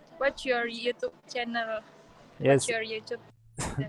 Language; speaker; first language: English; non-native, learner; Indonesian